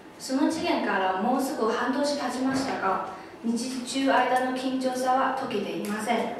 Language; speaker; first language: Japanese; non-native, fluent; Chinese